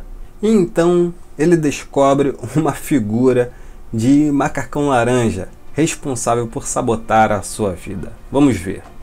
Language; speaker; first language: Portuguese; native; Portuguese